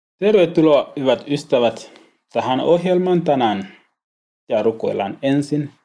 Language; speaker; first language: Finnish; non-native, learner; Swahili